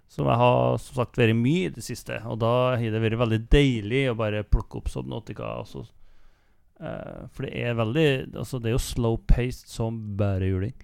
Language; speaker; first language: Norwegian; native; Norwegian